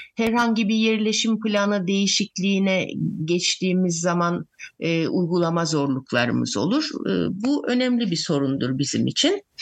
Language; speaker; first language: Turkish; native; Turkish